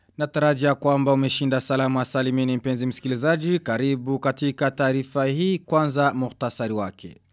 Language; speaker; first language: Swahili; non-native, local second language; Rundi